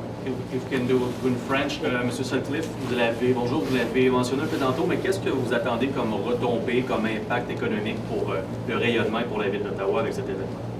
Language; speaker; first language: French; native; French